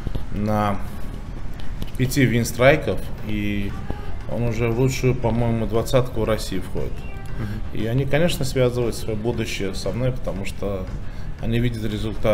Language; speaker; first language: Russian; native; Russian